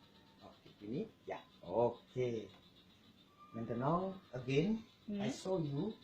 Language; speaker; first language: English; non-native, learner; Indonesian